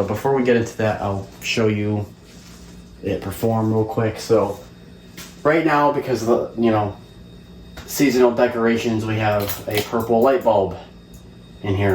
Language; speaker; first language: English; native; English